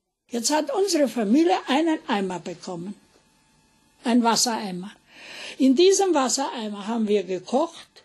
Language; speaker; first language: German; non-native, fluent; Russian